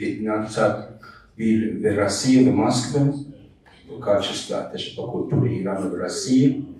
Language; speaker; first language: Russian; non-native, learner; Persian